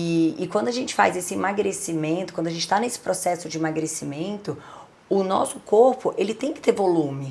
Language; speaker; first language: Portuguese; native; Portuguese